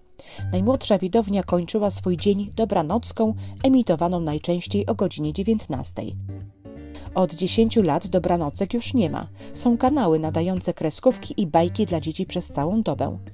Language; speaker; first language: Polish; native; Polish